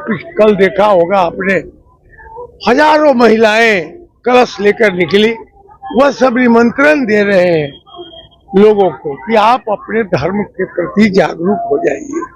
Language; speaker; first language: Hindi; native; Hindi